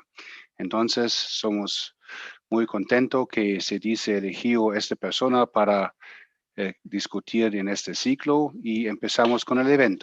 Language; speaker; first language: Spanish; non-native, fluent; German